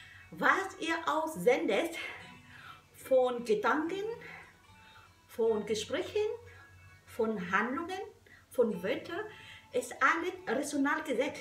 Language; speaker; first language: German; non-native, learner; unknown